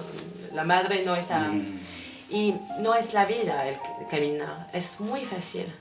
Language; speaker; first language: Spanish; non-native, learner; French